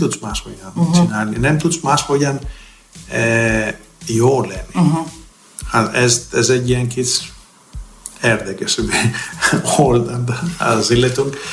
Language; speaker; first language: Hungarian; non-native, fluent; Greek